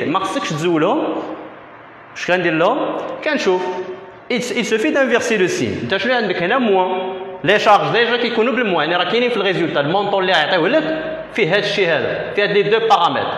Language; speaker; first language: French; non-native, local second language; Arabic